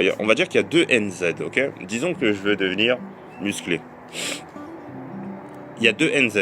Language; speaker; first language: French; native; French